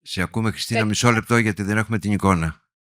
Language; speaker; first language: Greek; native; Greek